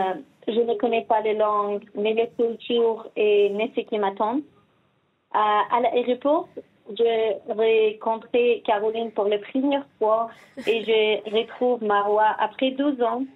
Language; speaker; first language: French; non-native, learner; Persian